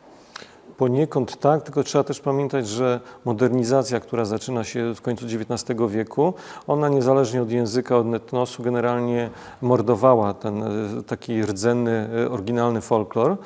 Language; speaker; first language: Polish; native; Polish